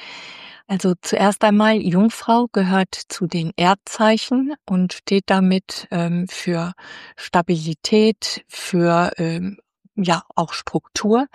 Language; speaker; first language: German; native; German